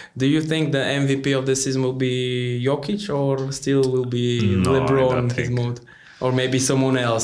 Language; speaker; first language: English; non-native, learner; Polish